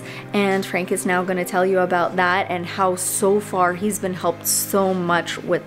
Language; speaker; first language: English; native; English